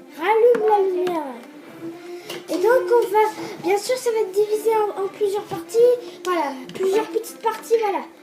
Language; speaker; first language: French; native; French